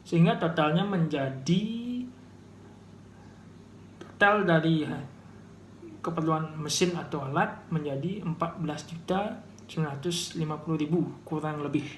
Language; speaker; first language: Indonesian; native; Indonesian